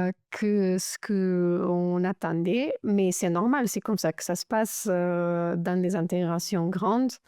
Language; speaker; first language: French; non-native, fluent; Romanian